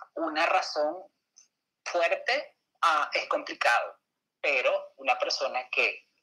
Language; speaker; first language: Spanish; native; Spanish